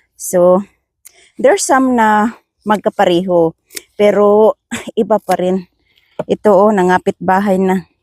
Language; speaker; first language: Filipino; non-native, local second language; Masbatenyo